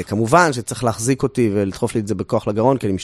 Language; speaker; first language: Hebrew; native; Hebrew